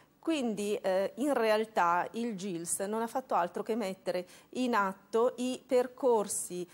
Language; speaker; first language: Italian; native; Italian